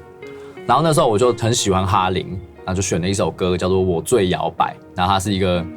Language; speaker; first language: Chinese; native; Chinese